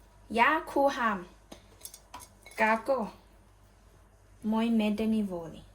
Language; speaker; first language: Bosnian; non-native, learner; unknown